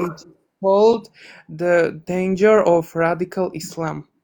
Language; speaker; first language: English; non-native, learner; Armenian